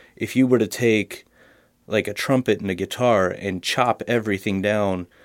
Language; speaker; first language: English; native; English